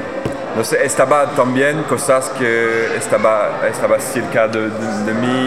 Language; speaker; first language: Spanish; non-native, learner; French